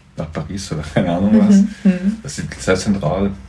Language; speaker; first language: German; native; German